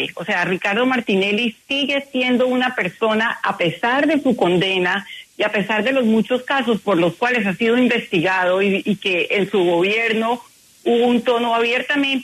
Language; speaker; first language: Spanish; native; Spanish